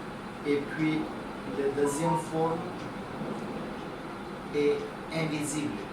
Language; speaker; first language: French; non-native, learner; Hindi